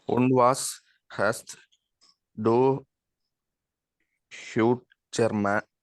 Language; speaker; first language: German; non-native, learner; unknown